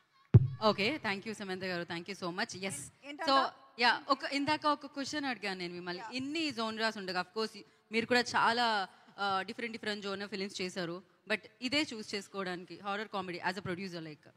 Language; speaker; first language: Telugu; native; Telugu